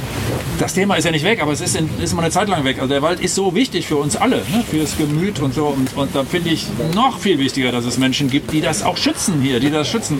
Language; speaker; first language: German; native; German